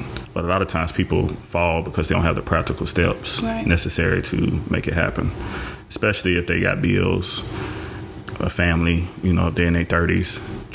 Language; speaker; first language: English; native; English